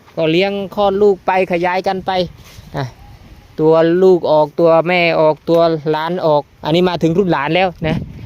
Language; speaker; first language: Thai; native; Thai